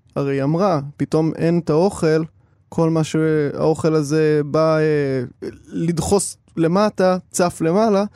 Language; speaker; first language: Hebrew; native; Hebrew